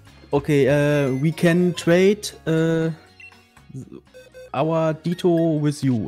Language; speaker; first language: English; non-native, learner; German